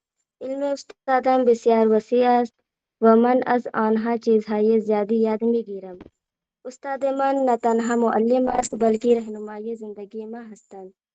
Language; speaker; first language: Persian; non-native, learner; Urdu